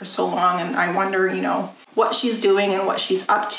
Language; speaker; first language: English; native; English